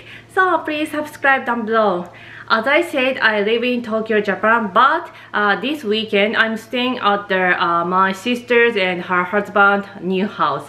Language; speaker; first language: English; non-native, fluent; Japanese